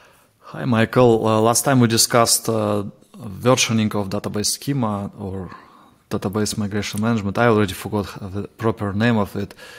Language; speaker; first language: English; non-native, fluent; Russian